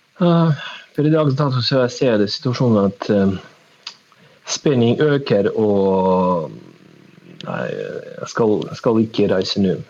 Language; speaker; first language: Norwegian; non-native, learner; Russian